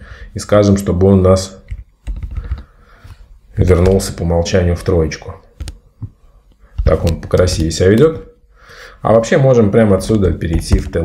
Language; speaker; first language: Russian; native; Russian